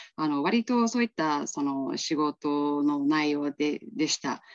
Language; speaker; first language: Japanese; non-native, fluent; Burmese